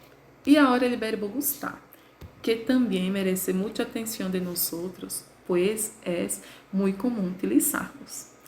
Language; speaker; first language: Spanish; non-native, learner; Portuguese